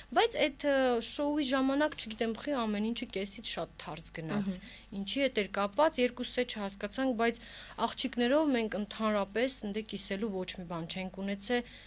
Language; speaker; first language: Armenian; early bilingual, heritage; Armenian